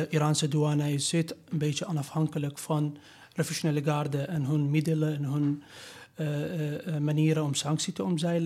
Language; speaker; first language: Dutch; non-native, learner; Persian